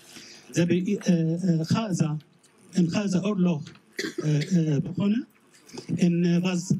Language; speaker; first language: Dutch; non-native, learner; Arabic